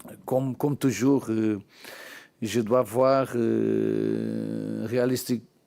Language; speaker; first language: French; non-native, learner; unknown